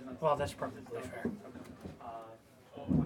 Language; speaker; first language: English; native; English